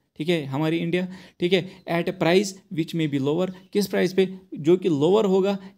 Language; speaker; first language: Hindi; non-native, local second language; Kashmiri